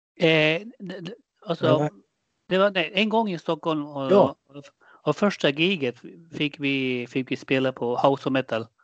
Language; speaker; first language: Swedish; non-native, fluent; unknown